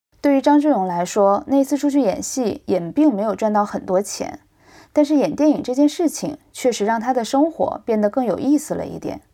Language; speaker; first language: Chinese; native; Chinese